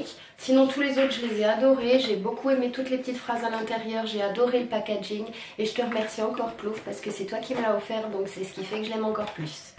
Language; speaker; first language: French; native; French